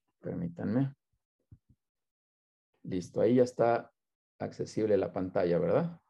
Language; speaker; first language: Spanish; native; Spanish